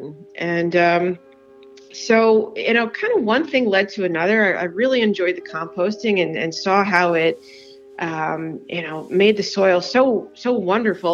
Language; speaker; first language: English; native; English